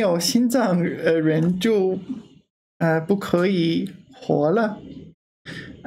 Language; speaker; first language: Chinese; non-native, learner; English